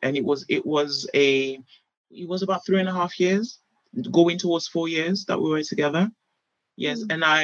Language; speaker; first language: English; native; English